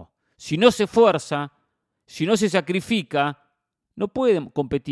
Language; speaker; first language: Spanish; native; Spanish